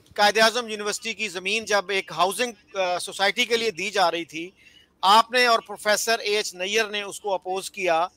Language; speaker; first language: Urdu; native; Urdu